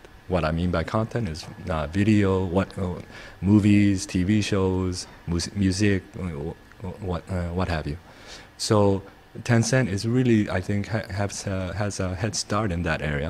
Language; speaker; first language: English; non-native, fluent; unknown